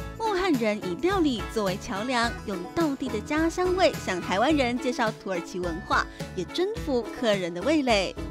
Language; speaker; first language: Chinese; native; Chinese